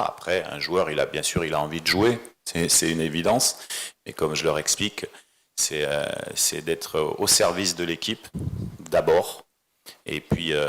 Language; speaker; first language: French; native; French